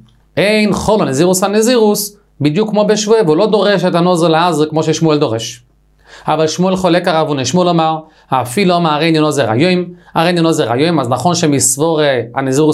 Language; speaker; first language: Hebrew; native; Hebrew